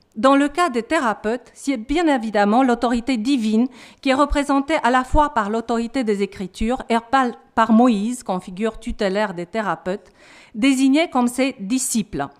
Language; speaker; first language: French; non-native, fluent; Romanian